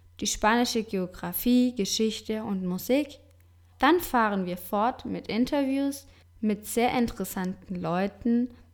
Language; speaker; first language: German; non-native, fluent; Spanish